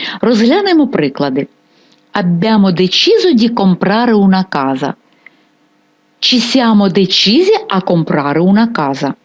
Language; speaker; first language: Italian; non-native, fluent; Ukrainian